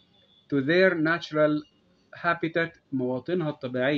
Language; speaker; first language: Arabic; native; Arabic